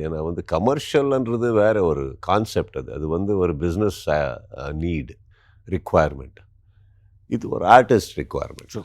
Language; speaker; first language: Tamil; non-native, learner; Kannada